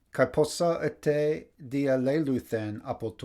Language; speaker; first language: Greek; non-native, fluent; English